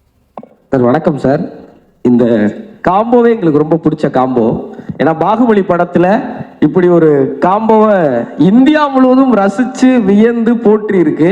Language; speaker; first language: Tamil; native; Tamil